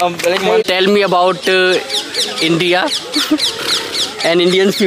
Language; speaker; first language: English; non-native, learner; Hindi